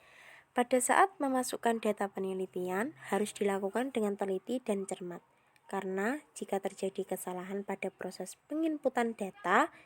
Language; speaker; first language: Indonesian; native; Indonesian